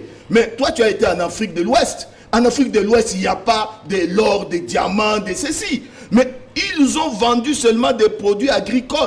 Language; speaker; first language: French; non-native, local second language; Lingala